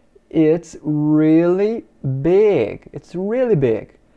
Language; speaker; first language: English; non-native, fluent; Portuguese